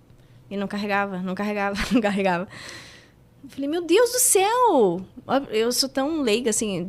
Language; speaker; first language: Portuguese; native; Portuguese